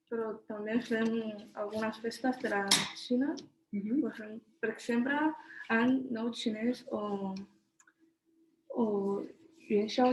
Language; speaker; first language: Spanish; non-native, learner; Chinese